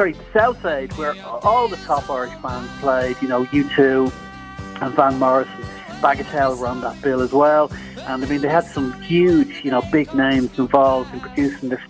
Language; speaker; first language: English; native; English